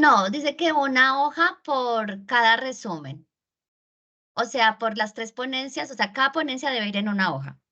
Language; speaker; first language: Spanish; native; Spanish